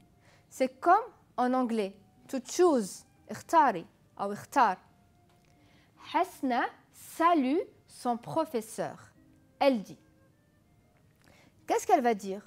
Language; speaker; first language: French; non-native, fluent; Arabic